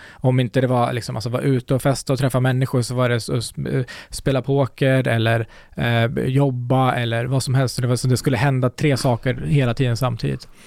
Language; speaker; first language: Swedish; early bilingual, other home language; Kurdish